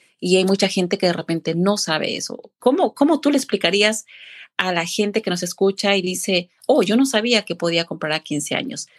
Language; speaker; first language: Spanish; native; Spanish